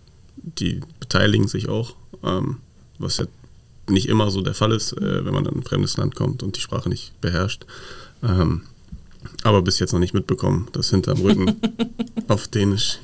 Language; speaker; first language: German; native; German